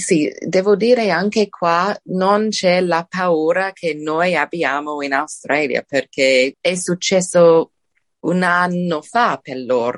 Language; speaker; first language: Italian; non-native, fluent; English